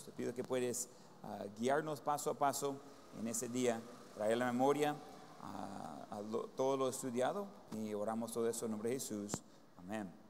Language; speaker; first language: Spanish; non-native, fluent; English